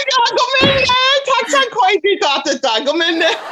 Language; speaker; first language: Japanese; non-native, learner; Chinese